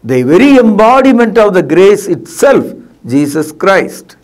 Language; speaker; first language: English; non-native, local second language; Tamil